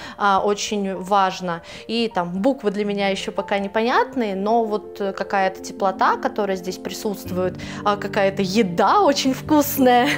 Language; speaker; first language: Russian; native; Russian